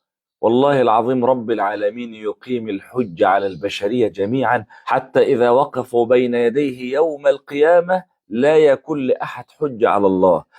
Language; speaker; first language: Arabic; native; Arabic